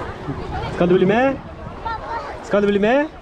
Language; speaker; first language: Norwegian; non-native, learner; Persian